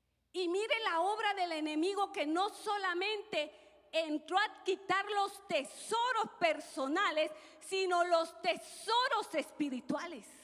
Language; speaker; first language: Spanish; native; Spanish